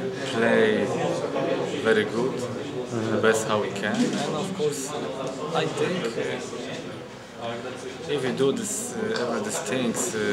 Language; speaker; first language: English; non-native, learner; Polish